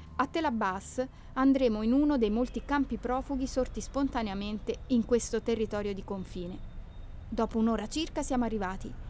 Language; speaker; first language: Italian; native; Italian